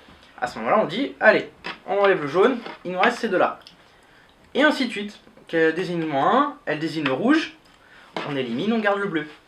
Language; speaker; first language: French; native; French